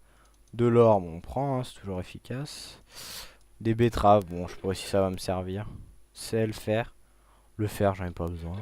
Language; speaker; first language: French; native; French